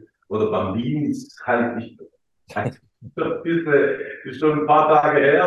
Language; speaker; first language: German; early bilingual, other home language; Croatian